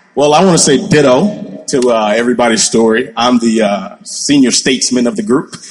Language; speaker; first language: English; native; English